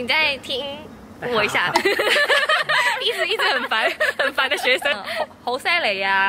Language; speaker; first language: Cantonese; non-native, learner; Japanese